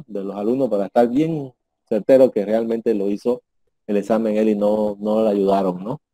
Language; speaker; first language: Spanish; native; Spanish